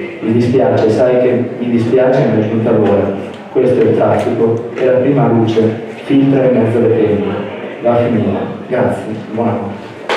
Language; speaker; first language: Italian; native; Italian